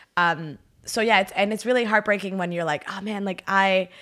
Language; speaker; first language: English; non-native, fluent; French